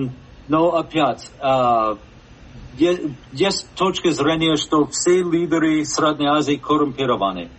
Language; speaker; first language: Russian; non-native, fluent; English